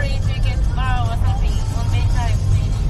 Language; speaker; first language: English; non-native, learner; Japanese